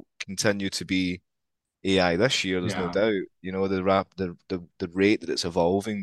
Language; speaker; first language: English; native; English